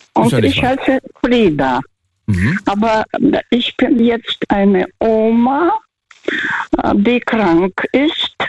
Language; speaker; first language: German; non-native, learner; Russian